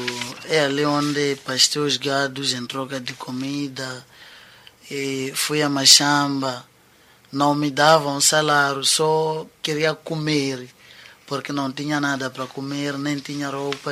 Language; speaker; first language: Portuguese; non-native, local second language; Tsonga